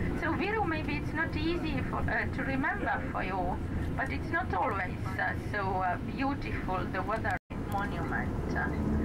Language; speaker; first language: English; non-native, fluent; Estonian